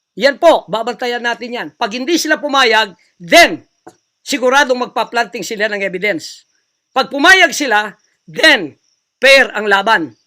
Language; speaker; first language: Filipino; non-native, local second language; Cebuano